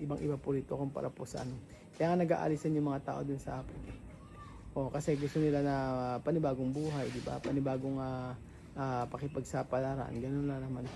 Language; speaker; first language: Filipino; native; Filipino